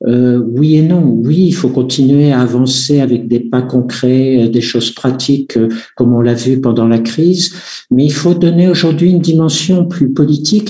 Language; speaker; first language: French; native; French